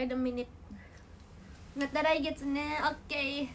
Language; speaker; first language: Indonesian; native; Indonesian